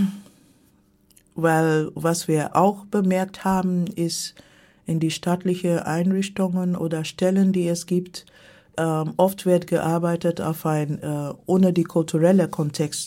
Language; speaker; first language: German; non-native, fluent; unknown